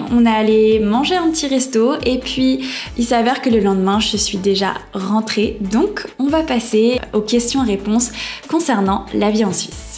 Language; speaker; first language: French; native; French